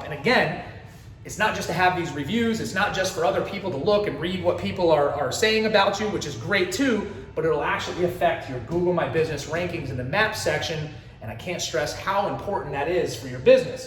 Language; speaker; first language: English; native; English